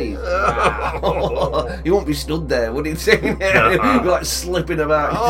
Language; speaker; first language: English; native; English